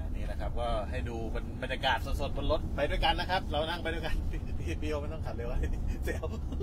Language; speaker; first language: Thai; native; Thai